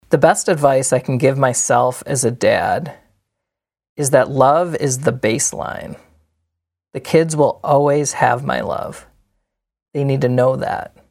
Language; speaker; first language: English; native; English